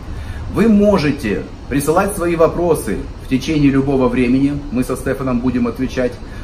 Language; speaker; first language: Russian; native; Russian